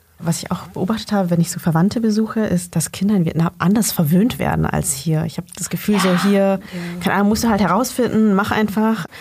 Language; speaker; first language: German; early bilingual, other home language; Vietnamese